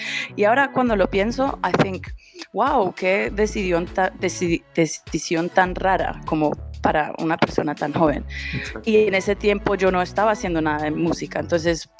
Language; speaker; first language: Spanish; early bilingual, heritage; Spanish